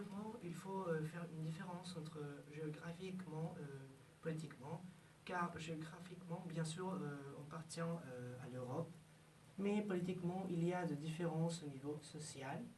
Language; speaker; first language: French; non-native, learner; Spanish